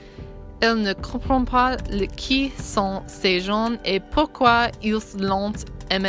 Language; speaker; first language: French; non-native, learner; English